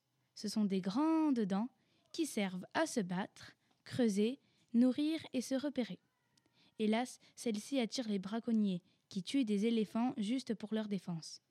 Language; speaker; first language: French; native; French